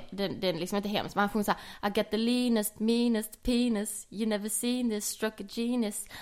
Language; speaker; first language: Swedish; native; Swedish